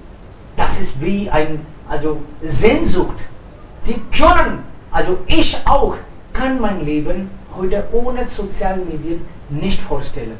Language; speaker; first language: German; non-native, fluent; Hindi